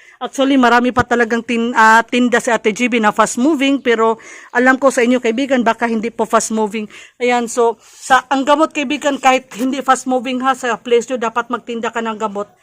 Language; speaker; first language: Filipino; non-native, local second language; Cebuano